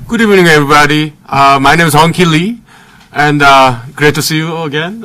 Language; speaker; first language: English; early bilingual, other home language; Korean